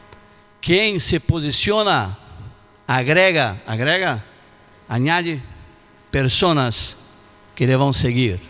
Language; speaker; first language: Spanish; non-native, learner; Portuguese